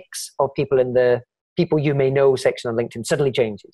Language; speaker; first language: English; native; English